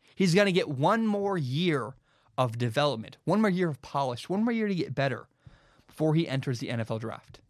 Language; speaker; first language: English; native; English